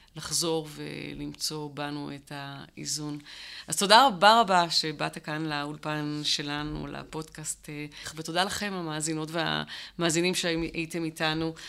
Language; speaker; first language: Hebrew; native; Hebrew